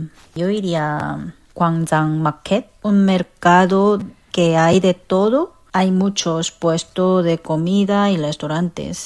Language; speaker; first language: Spanish; non-native, fluent; Korean